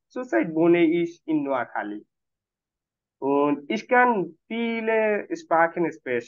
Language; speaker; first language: German; non-native, fluent; Bangla